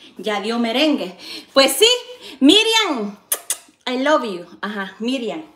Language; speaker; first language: Spanish; native; Spanish